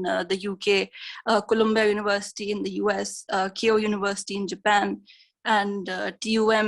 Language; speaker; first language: Hindi; native; Hindi